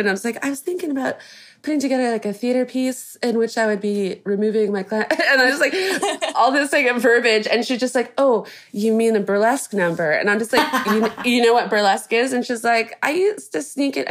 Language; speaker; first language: English; native; English